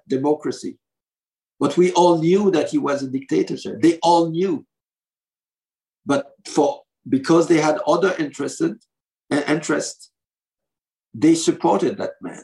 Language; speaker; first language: English; non-native, fluent; French